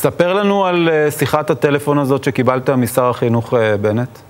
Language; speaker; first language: Hebrew; native; Hebrew